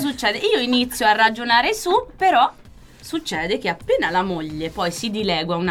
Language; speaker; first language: Italian; native; Italian